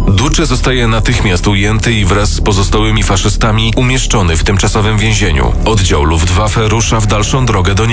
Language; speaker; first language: Polish; native; Polish